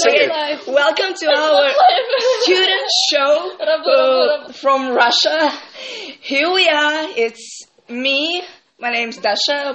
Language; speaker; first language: English; non-native, learner; Russian